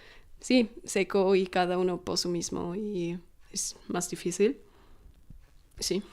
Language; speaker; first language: Spanish; non-native, fluent; German